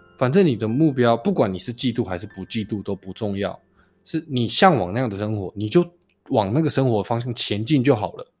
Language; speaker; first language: Chinese; native; Chinese